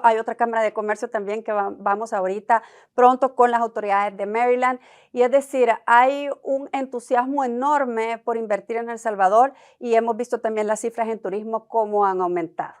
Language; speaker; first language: Spanish; native; Spanish